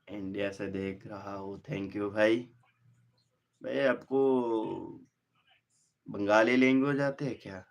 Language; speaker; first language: Hindi; non-native, local second language; Bangla